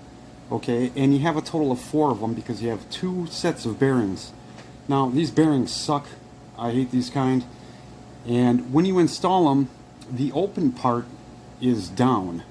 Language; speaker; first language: English; native; English